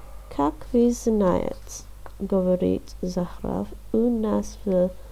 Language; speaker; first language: Russian; non-native, learner; English